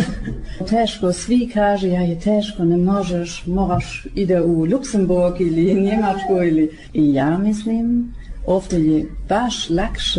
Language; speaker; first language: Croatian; non-native, learner; German